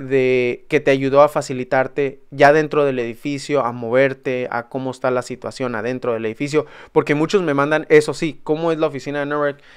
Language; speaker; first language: Spanish; native; Spanish